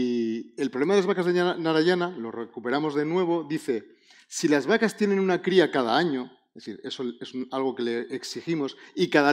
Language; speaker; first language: Spanish; native; Spanish